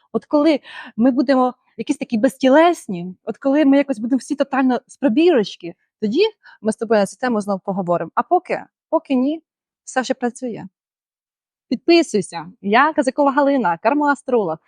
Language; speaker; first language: Ukrainian; native; Ukrainian